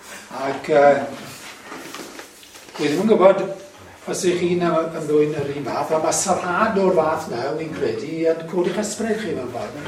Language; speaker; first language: Welsh; native; Welsh